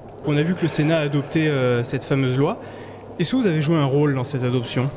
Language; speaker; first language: French; native; French